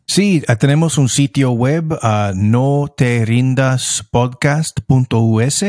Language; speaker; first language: Spanish; non-native, fluent; English